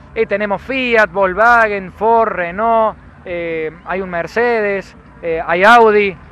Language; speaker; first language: Spanish; native; Spanish